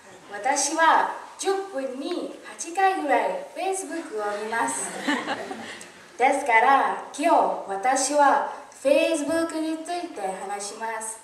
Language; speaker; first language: Japanese; non-native, learner; English